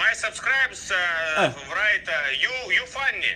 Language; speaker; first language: English; non-native, learner; Russian